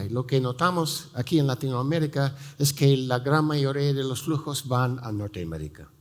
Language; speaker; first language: Spanish; non-native, fluent; English